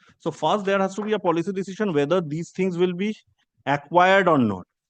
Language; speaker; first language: English; non-native, local second language; Bangla